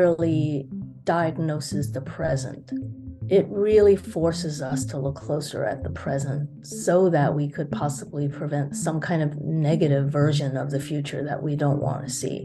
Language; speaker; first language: English; early bilingual, other home language; Chinese